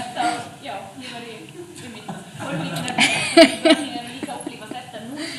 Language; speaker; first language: Icelandic; non-native, fluent; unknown